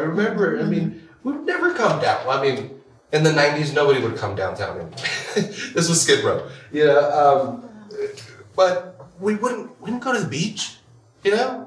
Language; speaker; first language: English; early bilingual, other home language; Spanish